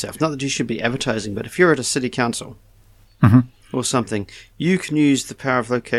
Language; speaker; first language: English; native; English